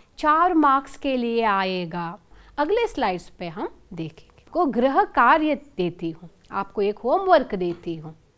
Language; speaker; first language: Hindi; non-native, local second language; Kannada